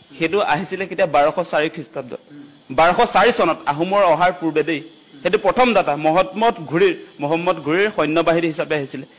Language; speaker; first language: Assamese; native; Assamese